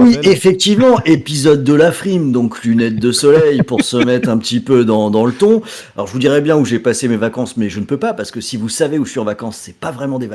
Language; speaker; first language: French; native; French